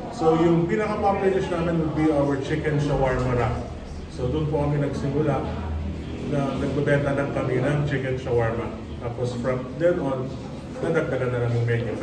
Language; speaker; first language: Filipino; early bilingual, heritage; Filipino